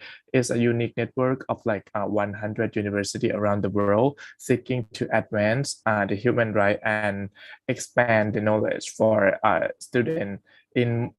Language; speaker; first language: English; non-native, fluent; Thai